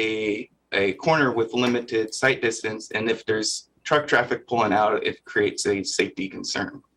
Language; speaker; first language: English; native; English